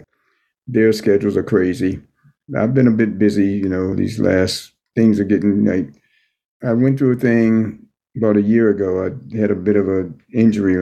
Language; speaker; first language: English; native; English